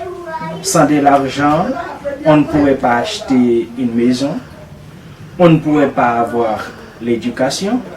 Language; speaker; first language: French; non-native, local second language; Haitian Creole